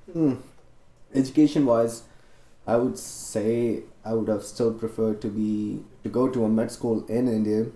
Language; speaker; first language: English; non-native, local second language; Tamil